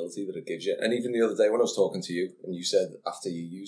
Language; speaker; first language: English; native; English